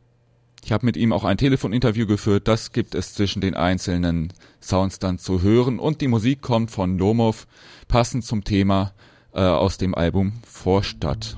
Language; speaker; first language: German; native; German